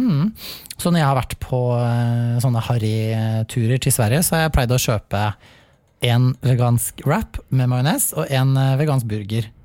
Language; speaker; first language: Norwegian; native; Norwegian